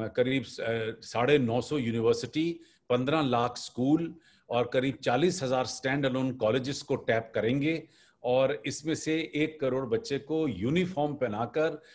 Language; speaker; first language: Hindi; native; Hindi